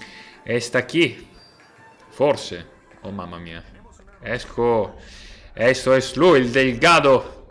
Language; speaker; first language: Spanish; non-native, learner; Italian